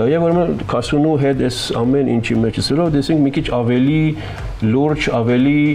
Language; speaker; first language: Armenian; native; Armenian